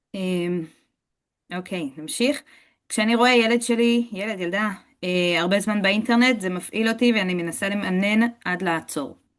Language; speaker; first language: Hebrew; early bilingual, heritage; Hebrew